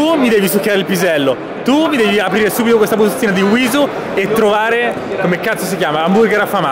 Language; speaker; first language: Italian; native; Italian